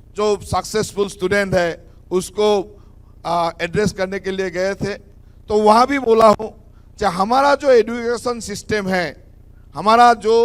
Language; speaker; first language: Hindi; non-native, local second language; Assamese